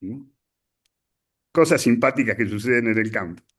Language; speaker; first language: Spanish; native; Spanish